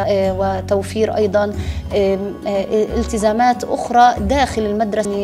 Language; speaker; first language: Arabic; native; Arabic